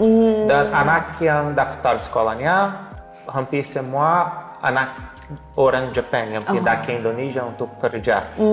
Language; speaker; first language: Indonesian; non-native, learner; Portuguese